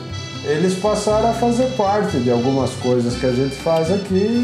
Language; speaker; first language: Portuguese; native; Portuguese